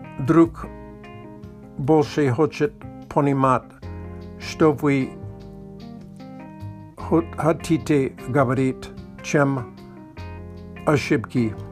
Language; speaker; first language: Russian; non-native, learner; English